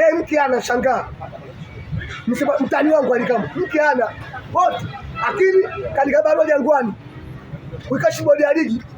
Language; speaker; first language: Swahili; native; Swahili